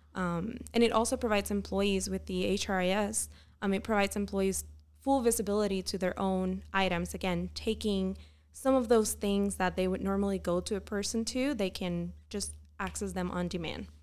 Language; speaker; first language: English; non-native, fluent; Spanish